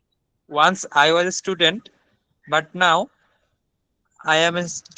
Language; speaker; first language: English; non-native, learner; Bangla